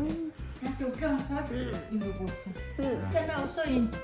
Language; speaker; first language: Mongolian; native; Mongolian